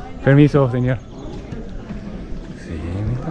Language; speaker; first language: Spanish; non-native, learner; Japanese